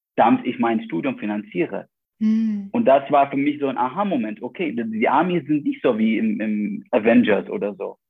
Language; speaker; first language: German; non-native, fluent; Arabic